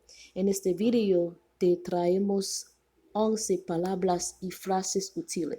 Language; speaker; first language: Spanish; non-native, learner; Haitian Creole